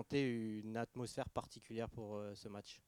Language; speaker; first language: French; native; French